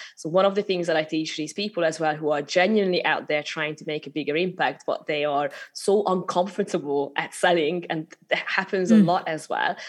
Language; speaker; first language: English; non-native, fluent; Hungarian